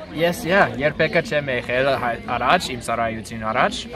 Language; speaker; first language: Armenian; non-native, learner; English